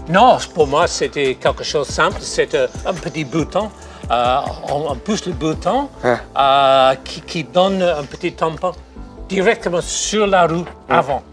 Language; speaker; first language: French; non-native, fluent; English